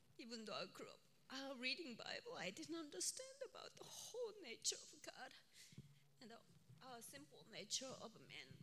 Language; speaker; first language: English; non-native, fluent; Korean